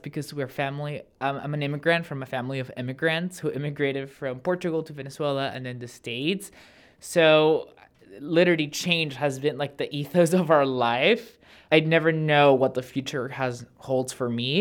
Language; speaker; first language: English; non-native, fluent; Spanish